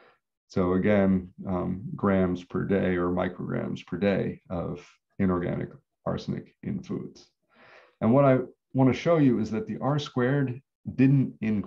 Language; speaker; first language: English; native; English